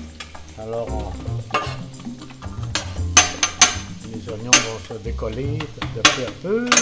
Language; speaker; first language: French; non-native, fluent; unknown